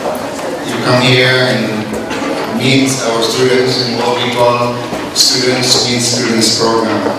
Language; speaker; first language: English; non-native, fluent; Indonesian